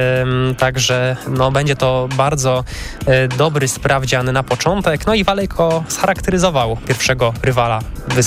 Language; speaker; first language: Polish; native; Polish